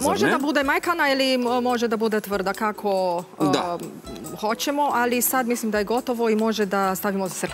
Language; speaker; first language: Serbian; non-native, learner; Romanian